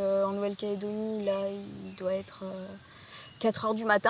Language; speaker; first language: French; native; French